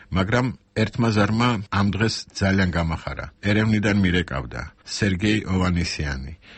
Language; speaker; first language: Georgian; non-native, local second language; Armenian